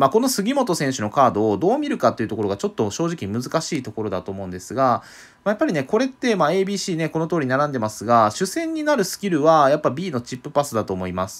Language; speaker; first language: Japanese; native; Japanese